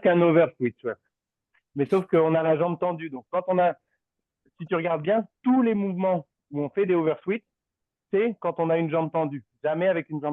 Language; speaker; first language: French; native; French